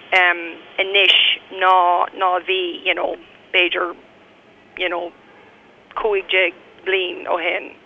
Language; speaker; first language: Irish; non-native, local second language; English